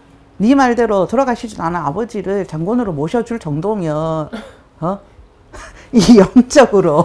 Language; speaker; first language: Korean; native; Korean